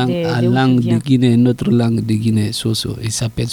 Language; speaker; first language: French; non-native, local second language; Susu